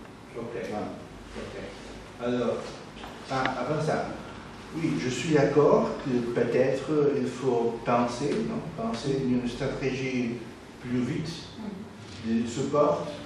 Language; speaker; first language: French; non-native, learner; Portuguese